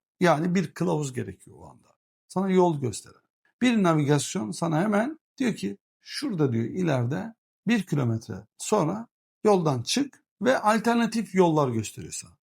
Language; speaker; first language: Turkish; early bilingual, heritage; Turkish